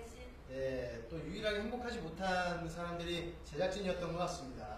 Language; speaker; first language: Korean; native; Korean